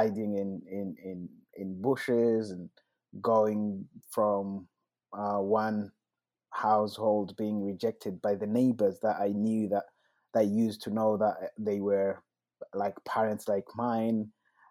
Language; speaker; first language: English; non-native, local second language; Kinyarwanda